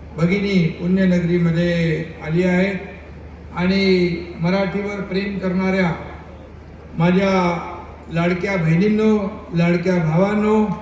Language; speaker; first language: Marathi; native; Marathi